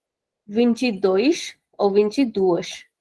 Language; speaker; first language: Portuguese; non-native, fluent; Hindi